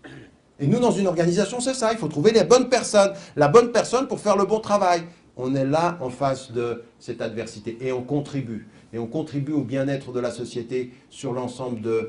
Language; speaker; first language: French; native; French